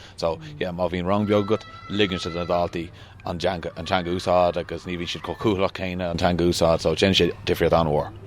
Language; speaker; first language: Irish; non-native, local second language; English